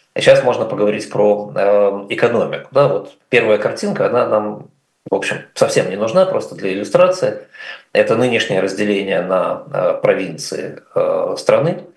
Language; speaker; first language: Russian; native; Russian